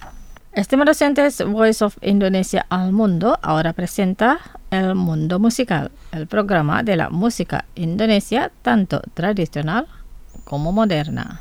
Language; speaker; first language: Spanish; non-native, fluent; Indonesian